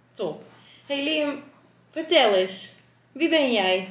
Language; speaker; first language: Dutch; native; Dutch